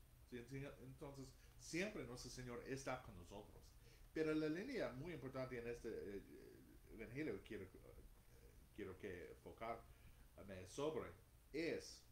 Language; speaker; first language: Spanish; non-native, fluent; English